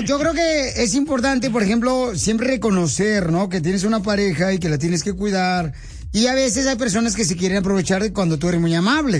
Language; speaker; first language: Spanish; native; Spanish